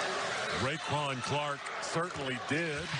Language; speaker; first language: English; native; English